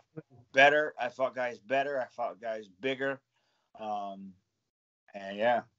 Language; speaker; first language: English; native; English